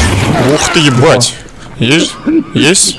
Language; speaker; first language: Russian; native; Russian